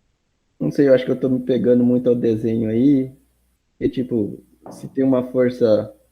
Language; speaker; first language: Portuguese; native; Portuguese